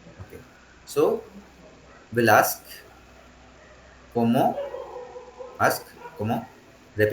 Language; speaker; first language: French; non-native, fluent; Hindi